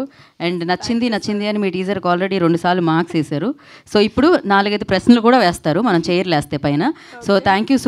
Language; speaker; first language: Telugu; native; Telugu